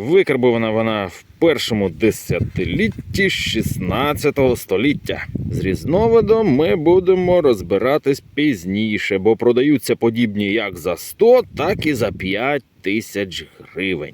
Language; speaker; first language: Ukrainian; native; Ukrainian